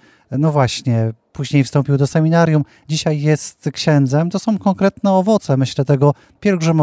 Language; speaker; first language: Polish; native; Polish